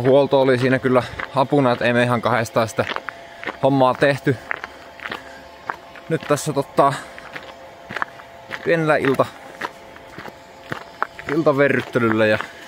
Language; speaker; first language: Finnish; native; Finnish